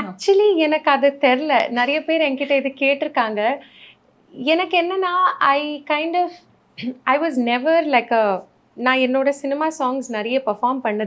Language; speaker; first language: Tamil; non-native, fluent; Malayalam